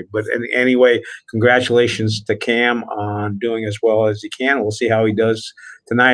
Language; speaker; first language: English; native; English